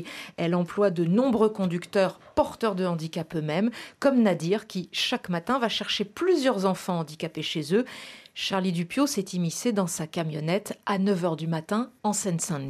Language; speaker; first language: French; native; French